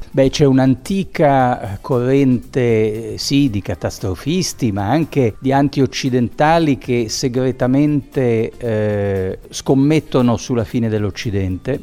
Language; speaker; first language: Italian; native; Italian